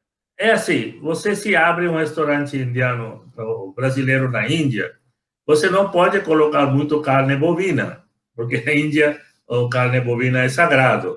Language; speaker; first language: Portuguese; non-native, fluent; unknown